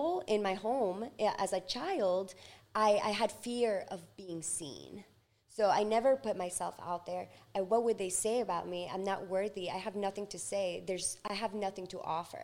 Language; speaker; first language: English; non-native, fluent; Spanish